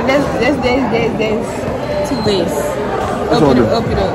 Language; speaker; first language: English; native; English